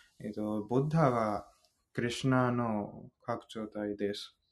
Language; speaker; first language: Japanese; non-native, fluent; Hindi